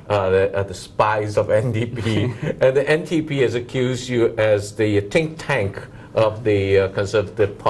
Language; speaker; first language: English; non-native, local second language; Cantonese